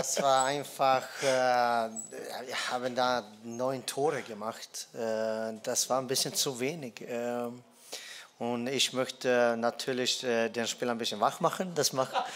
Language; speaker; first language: German; non-native, fluent; Dutch